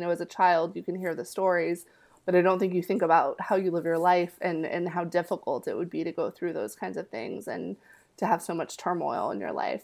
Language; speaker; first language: English; early bilingual, other home language; Spanish